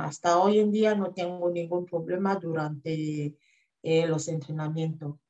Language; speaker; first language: Spanish; non-native, fluent; French